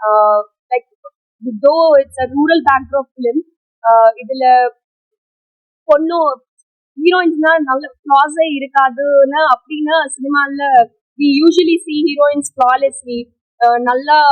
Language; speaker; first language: Tamil; non-native, fluent; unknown